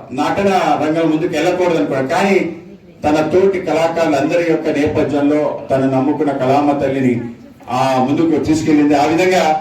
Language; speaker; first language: Telugu; native; Telugu